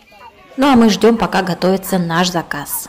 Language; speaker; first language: Russian; native; Russian